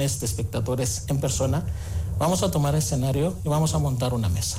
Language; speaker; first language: Spanish; non-native, fluent; Greek